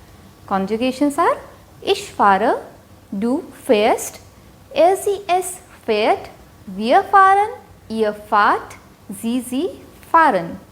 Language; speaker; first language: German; non-native, fluent; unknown